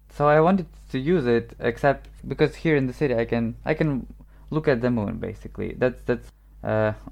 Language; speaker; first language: English; non-native, fluent; Ukrainian